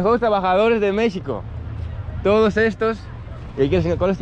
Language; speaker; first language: Spanish; non-native, learner; Greek